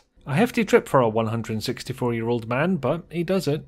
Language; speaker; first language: English; native; English